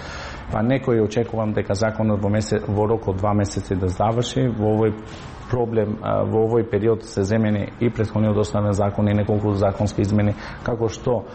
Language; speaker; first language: Macedonian; non-native, local second language; Albanian